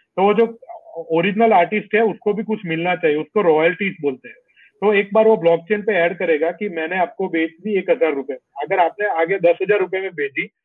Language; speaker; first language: Hindi; non-native, local second language; Gujarati